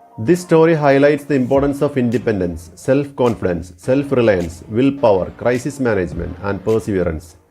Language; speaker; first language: English; non-native, local second language; Malayalam